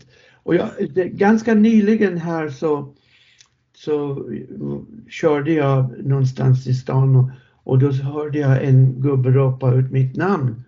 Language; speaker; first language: Swedish; non-native, fluent; English